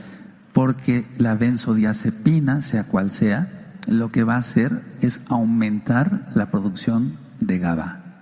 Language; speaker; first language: Spanish; native; Spanish